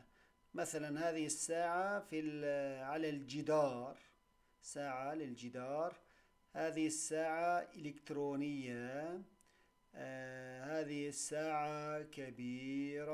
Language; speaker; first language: Arabic; non-native, fluent; Turkish